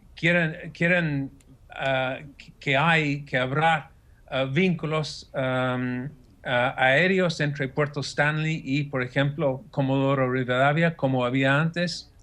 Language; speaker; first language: Spanish; non-native, fluent; English